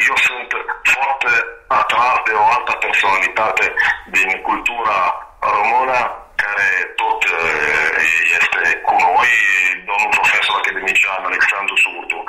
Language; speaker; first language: Romanian; non-native, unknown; Italian